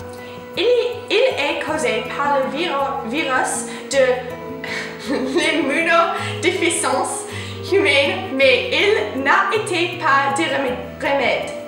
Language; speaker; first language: French; non-native, learner; English